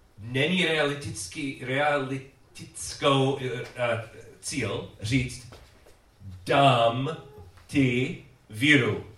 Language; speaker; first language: Czech; non-native, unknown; English